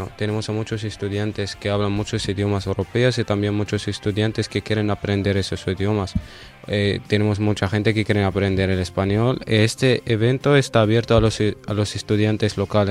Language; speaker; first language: Spanish; non-native, fluent; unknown